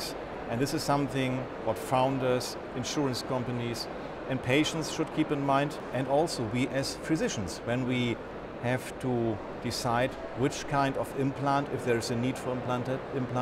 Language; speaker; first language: English; non-native, fluent; German